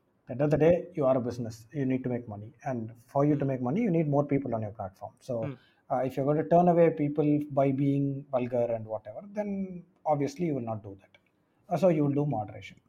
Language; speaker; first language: English; non-native, local second language; Tamil